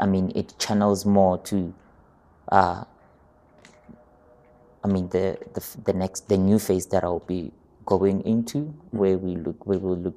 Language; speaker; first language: English; non-native, local second language; Northern Sotho